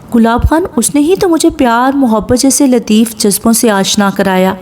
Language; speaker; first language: Urdu; native; Urdu